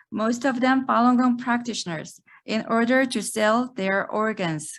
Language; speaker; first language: English; non-native, fluent; Korean